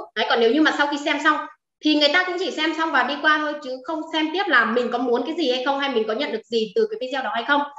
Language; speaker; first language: Vietnamese; non-native, local second language; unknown